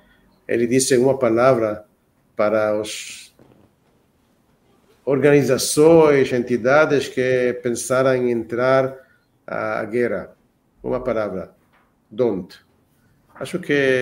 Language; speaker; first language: Portuguese; non-native, fluent; Hebrew